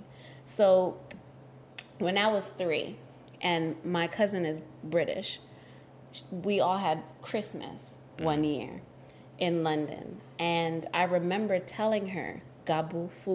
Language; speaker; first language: English; early bilingual, other home language; Shona